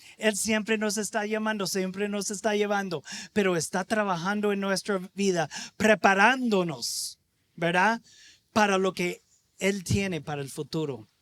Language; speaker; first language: Spanish; non-native, fluent; English